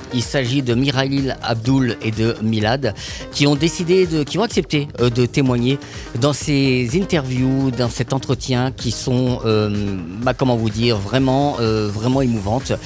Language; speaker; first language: French; native; French